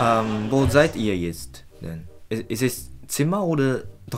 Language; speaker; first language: German; non-native, learner; Japanese